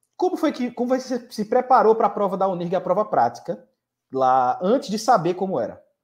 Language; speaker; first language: Portuguese; native; Portuguese